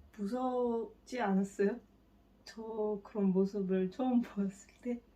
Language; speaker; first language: Korean; non-native, fluent; Kazakh